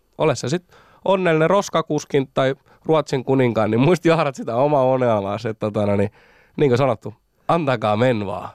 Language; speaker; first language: Finnish; early bilingual, other home language; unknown